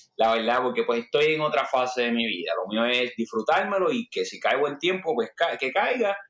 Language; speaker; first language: Spanish; native; Spanish